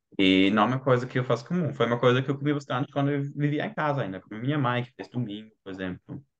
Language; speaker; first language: Portuguese; non-native, fluent; German